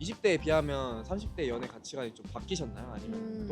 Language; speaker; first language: Korean; native; Korean